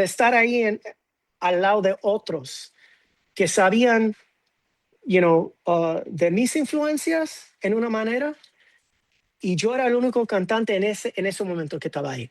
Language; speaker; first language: Spanish; non-native, fluent; English